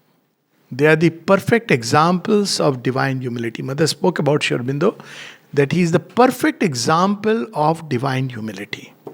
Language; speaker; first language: English; non-native, local second language; Hindi